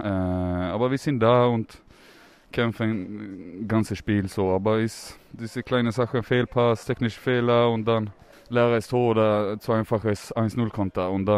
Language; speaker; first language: German; non-native, learner; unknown